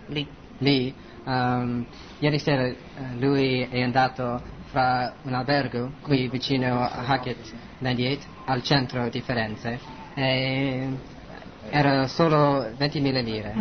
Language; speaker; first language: Italian; non-native, learner; English